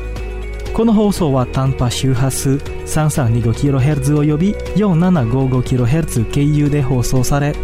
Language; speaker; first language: Japanese; non-native, fluent; Indonesian